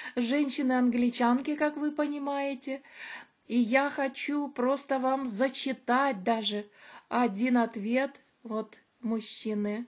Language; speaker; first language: Russian; native; Russian